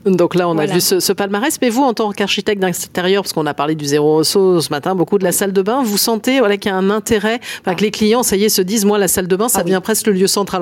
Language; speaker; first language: French; native; French